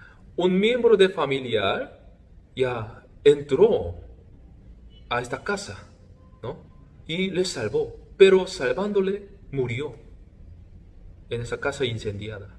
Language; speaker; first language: Spanish; non-native, fluent; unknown